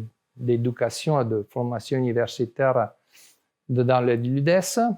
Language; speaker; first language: French; non-native, learner; Italian